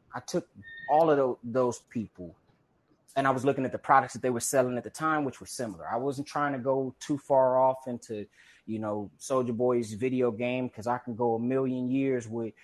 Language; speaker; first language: English; native; English